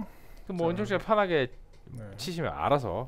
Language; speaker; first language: Korean; native; Korean